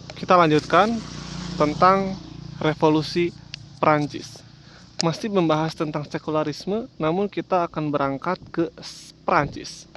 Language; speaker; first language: Indonesian; non-native, local second language; Sundanese